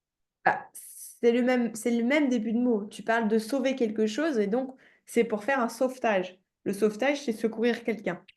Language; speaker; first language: French; native; French